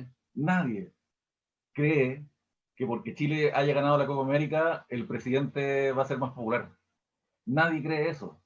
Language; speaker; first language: Spanish; native; Spanish